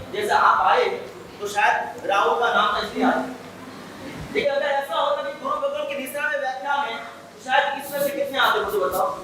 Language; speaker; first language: Hindi; native; Hindi